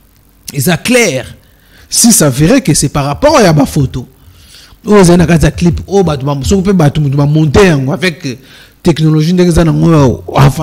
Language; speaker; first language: French; non-native, local second language; Lingala